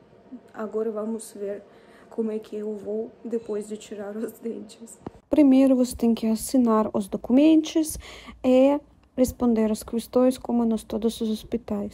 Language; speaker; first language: Portuguese; non-native, fluent; Russian